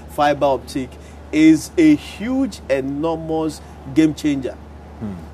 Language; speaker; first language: English; non-native, local second language; Yoruba